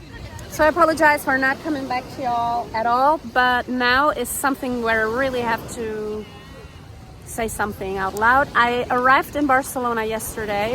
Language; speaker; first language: English; non-native, fluent; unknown